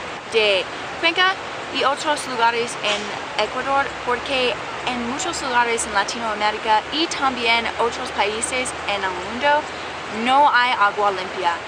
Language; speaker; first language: Spanish; non-native, learner; English